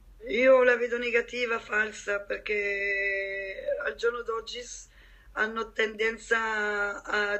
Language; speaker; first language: Italian; non-native, fluent; French